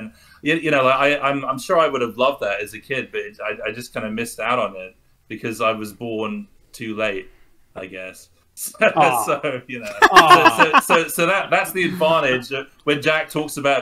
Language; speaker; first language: English; native; English